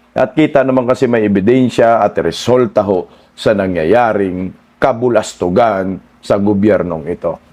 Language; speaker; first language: Filipino; non-native, local second language; Cebuano